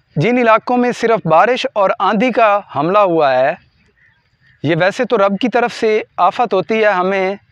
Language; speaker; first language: Urdu; non-native, local second language; Punjabi